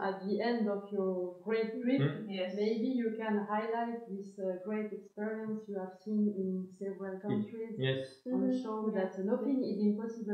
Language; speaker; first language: English; non-native, fluent; French